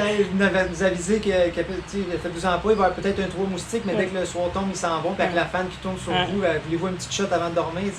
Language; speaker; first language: French; native; French